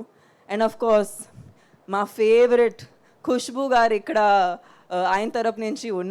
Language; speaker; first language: Telugu; non-native, fluent; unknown